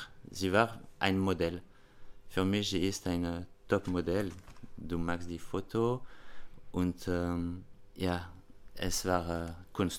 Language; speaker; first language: German; non-native, learner; French